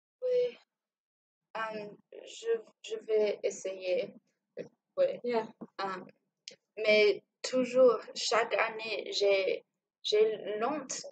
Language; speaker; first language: French; non-native, learner; English